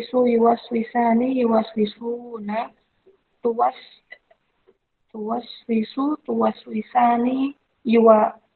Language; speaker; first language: Arabic; non-native, learner; Indonesian